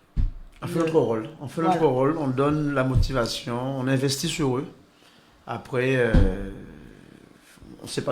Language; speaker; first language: French; native; French